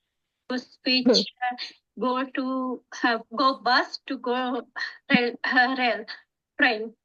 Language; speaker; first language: English; non-native, learner; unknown